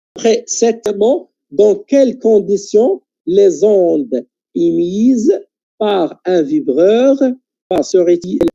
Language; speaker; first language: French; non-native, local second language; Arabic